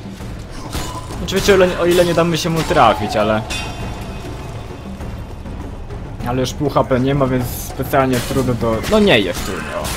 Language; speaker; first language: Polish; native; Polish